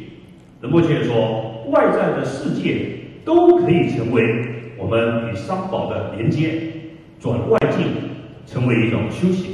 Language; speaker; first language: Chinese; native; Chinese